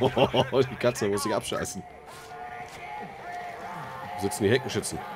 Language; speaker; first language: German; native; German